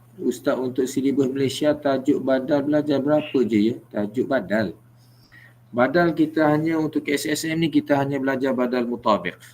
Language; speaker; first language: Malay; native; Malay